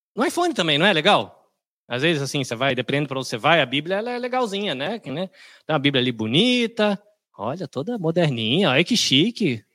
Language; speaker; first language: Portuguese; native; Portuguese